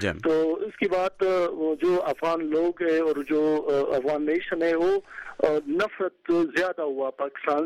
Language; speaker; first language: Hindi; non-native, learner; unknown